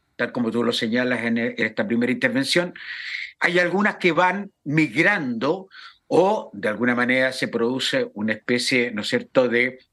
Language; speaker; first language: Spanish; native; Spanish